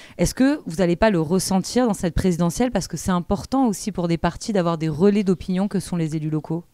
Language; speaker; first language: French; native; French